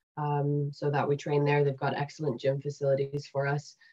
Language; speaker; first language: English; native; English